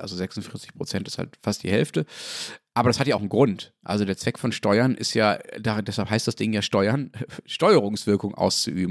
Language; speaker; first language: German; native; German